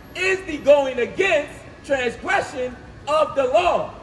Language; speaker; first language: English; native; English